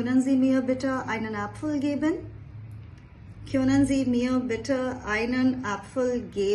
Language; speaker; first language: German; non-native, fluent; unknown